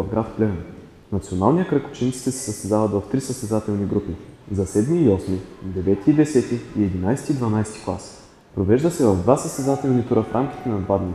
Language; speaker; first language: Bulgarian; native; Bulgarian